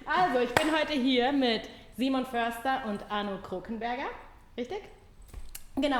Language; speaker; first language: German; native; German